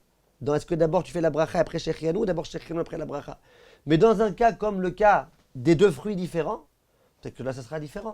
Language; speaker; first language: French; native; French